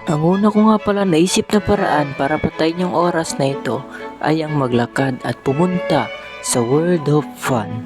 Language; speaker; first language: Filipino; non-native, local second language; Chavacano